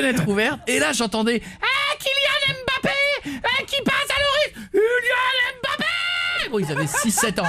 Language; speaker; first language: French; native; French